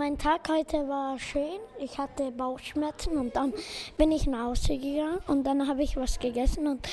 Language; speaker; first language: German; early bilingual, other home language; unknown